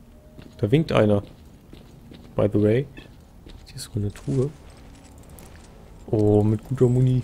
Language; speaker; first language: German; native; German